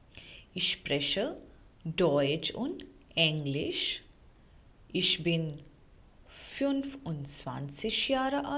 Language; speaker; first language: German; non-native, fluent; Hindi